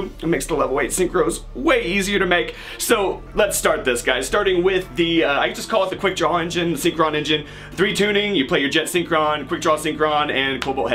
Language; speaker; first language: English; native; English